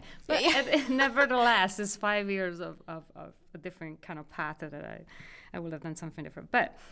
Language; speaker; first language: English; non-native, fluent; Italian